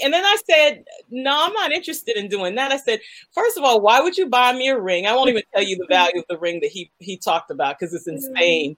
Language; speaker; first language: English; native; English